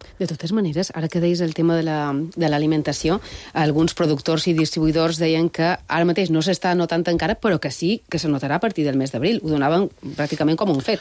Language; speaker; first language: Catalan; native; Catalan